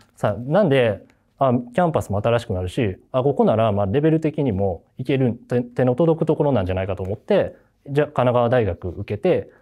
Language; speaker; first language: Japanese; native; Japanese